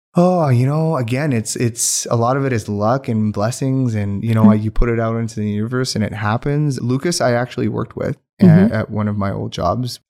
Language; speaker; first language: English; non-native, local second language; Urdu